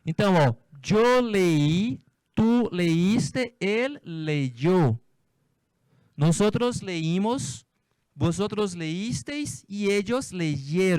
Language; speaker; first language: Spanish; non-native, fluent; Portuguese